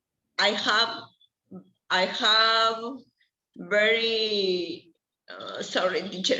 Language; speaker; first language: English; non-native, learner; Spanish